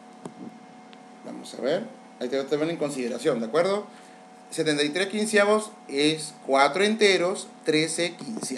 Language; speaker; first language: Spanish; native; Spanish